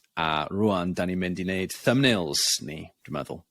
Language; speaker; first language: Welsh; non-native, local second language; English